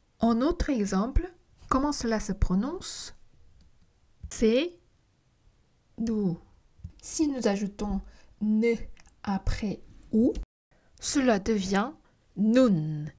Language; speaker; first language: French; non-native, fluent; Korean